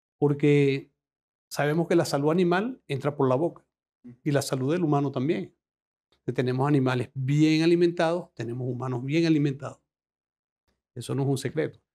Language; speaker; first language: Spanish; native; Spanish